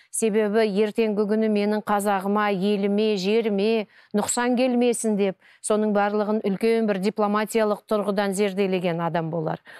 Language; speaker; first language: Kazakh; native; Kazakh